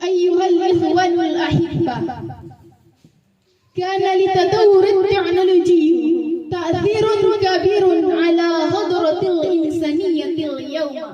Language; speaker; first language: Arabic; non-native, learner; Indonesian